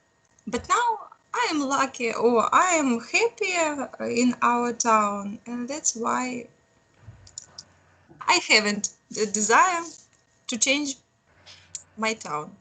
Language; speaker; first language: English; non-native, learner; Russian